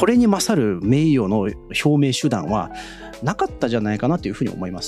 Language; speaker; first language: Japanese; native; Japanese